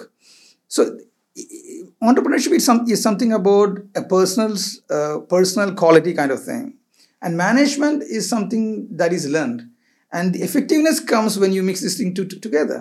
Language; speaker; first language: English; non-native, local second language; Malayalam